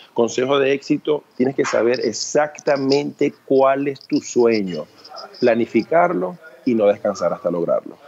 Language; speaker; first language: Spanish; early bilingual, other home language; Chinese